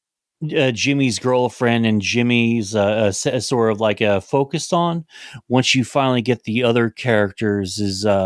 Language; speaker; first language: English; native; English